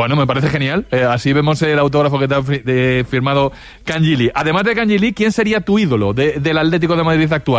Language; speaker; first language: Spanish; native; Spanish